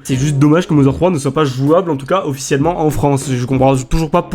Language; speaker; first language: French; native; French